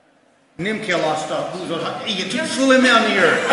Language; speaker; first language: Hungarian; non-native, fluent; English